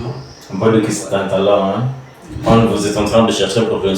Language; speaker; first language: French; non-native, learner; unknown